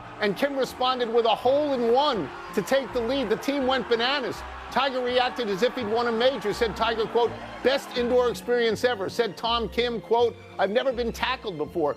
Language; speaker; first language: English; native; English